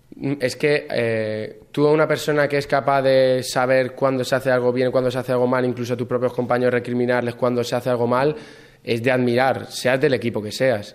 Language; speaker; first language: Spanish; native; Spanish